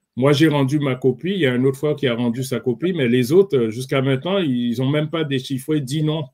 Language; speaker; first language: French; native; French